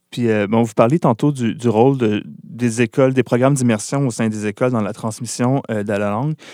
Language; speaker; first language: French; native; French